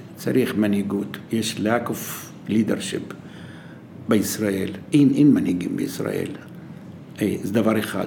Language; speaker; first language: Hebrew; non-native, local second language; Arabic